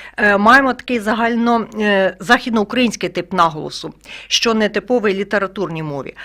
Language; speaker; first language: Ukrainian; native; Ukrainian